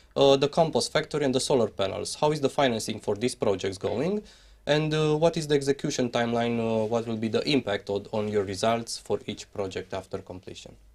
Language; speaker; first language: English; non-native, fluent; Romanian